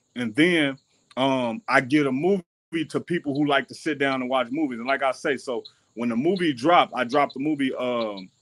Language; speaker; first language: English; native; English